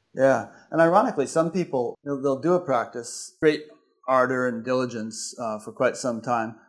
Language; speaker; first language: English; native; English